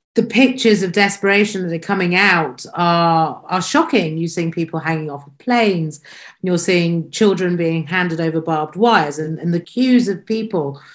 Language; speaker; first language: English; native; English